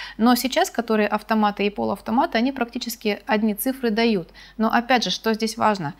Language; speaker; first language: Russian; native; Russian